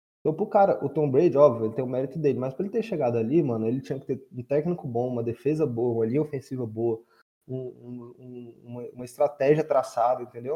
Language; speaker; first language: Portuguese; native; Portuguese